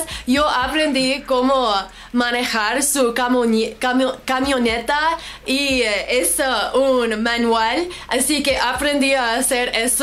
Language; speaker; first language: Spanish; non-native, learner; English